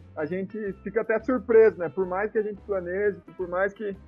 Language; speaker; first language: Portuguese; native; Portuguese